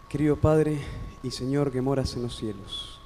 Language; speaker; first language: Spanish; native; Spanish